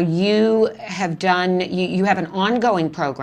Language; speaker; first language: English; native; English